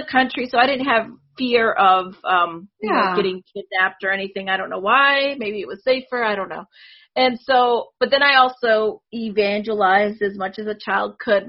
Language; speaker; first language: English; early bilingual, other home language; Spanish